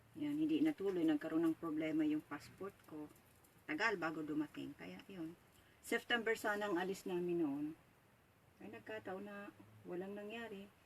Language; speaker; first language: Filipino; native; Filipino